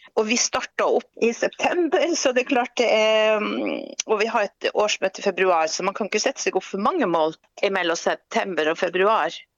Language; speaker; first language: Norwegian; native; Norwegian